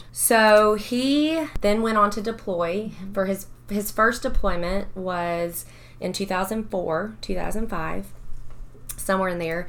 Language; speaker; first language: English; native; English